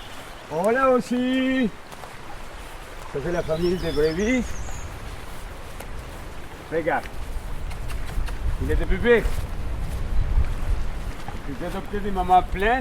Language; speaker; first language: French; non-native, fluent; Spanish